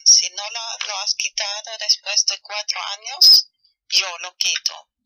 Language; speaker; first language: Spanish; non-native, learner; German